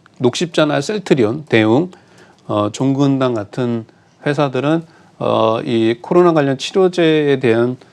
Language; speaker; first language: Korean; native; Korean